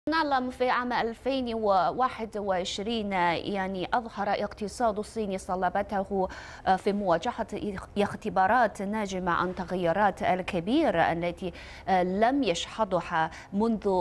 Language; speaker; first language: Arabic; non-native, fluent; Chinese